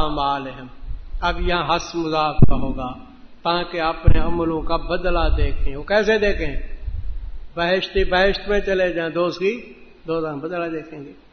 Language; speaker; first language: Urdu; native; Urdu